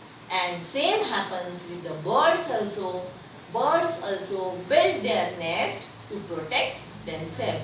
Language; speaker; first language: English; non-native, local second language; Marathi